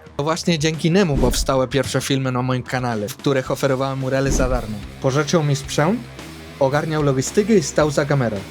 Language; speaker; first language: Polish; non-native, fluent; Spanish